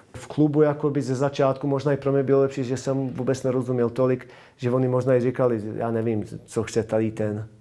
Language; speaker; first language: Czech; non-native, fluent; Bosnian